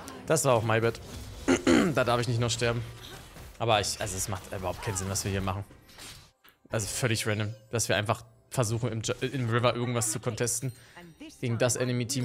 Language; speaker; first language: German; native; German